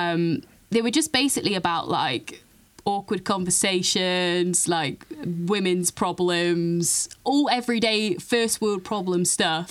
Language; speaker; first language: English; native; English